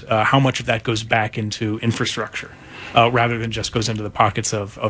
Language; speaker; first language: English; native; English